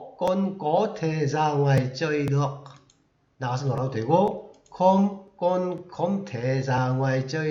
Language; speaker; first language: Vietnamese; non-native, fluent; Korean